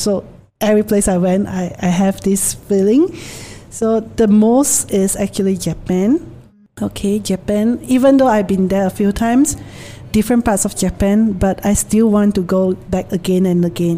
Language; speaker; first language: English; non-native, local second language; Min Nan Chinese